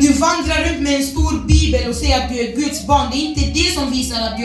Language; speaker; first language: Swedish; non-native, learner; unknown